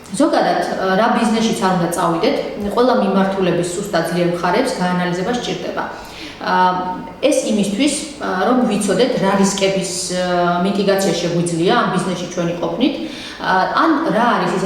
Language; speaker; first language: Georgian; native; Georgian